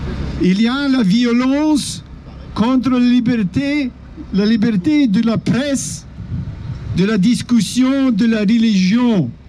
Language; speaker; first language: French; non-native, fluent; Ukrainian